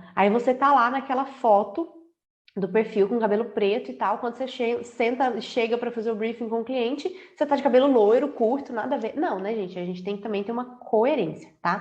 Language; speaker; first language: Portuguese; native; Portuguese